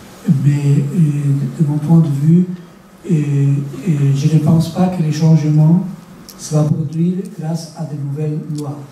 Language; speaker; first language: French; non-native, fluent; Spanish